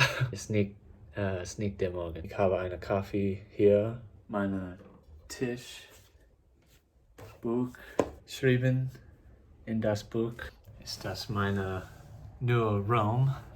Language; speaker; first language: German; non-native, learner; English